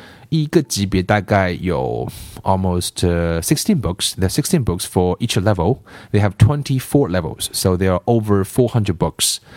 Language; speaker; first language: English; non-native, fluent; Chinese